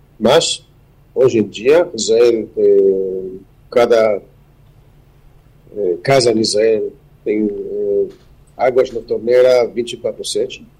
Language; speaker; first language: Portuguese; non-native, fluent; Hebrew